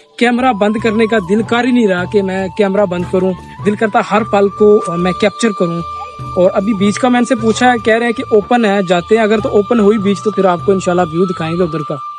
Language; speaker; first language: Urdu; non-native, local second language; Punjabi